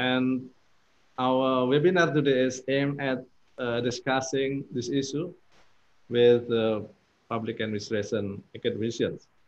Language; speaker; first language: English; non-native, fluent; Indonesian